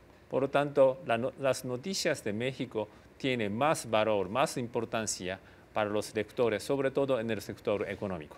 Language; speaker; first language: Spanish; non-native, fluent; Japanese